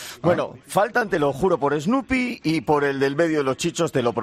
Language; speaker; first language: Spanish; native; Spanish